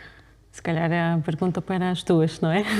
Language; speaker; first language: Portuguese; non-native, fluent; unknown